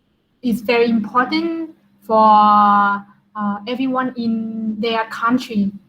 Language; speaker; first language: English; non-native, learner; Vietnamese